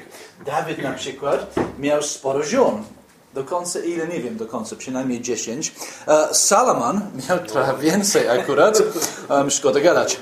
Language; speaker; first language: Polish; non-native, fluent; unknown